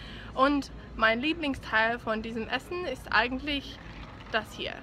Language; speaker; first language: German; non-native, learner; English